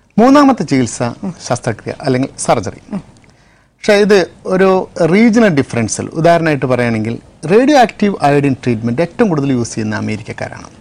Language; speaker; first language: Malayalam; native; Malayalam